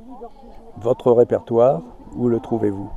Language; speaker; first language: French; native; French